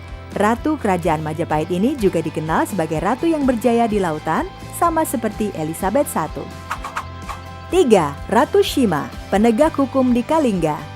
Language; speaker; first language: Indonesian; native; Indonesian